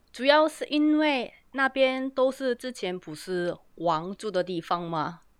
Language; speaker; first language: Chinese; non-native, fluent; Korean